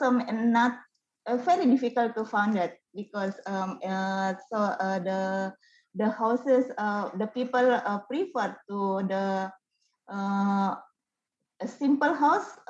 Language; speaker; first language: English; non-native, learner; Indonesian